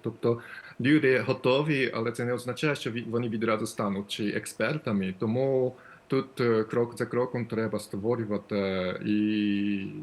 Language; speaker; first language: Ukrainian; non-native, fluent; Japanese